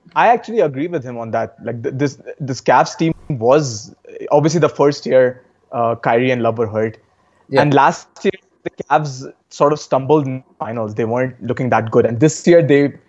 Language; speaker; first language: English; non-native, local second language; Hindi